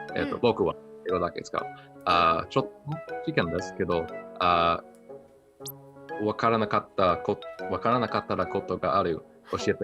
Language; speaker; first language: Japanese; non-native, learner; English